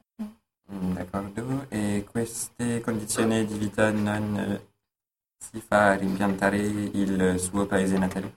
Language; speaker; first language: Italian; non-native, learner; French